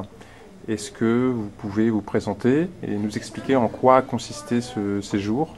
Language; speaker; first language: French; native; French